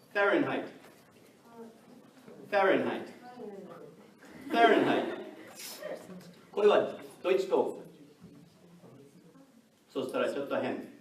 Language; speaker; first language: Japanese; non-native, learner; English